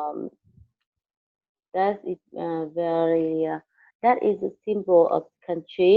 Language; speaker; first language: English; non-native, learner; Vietnamese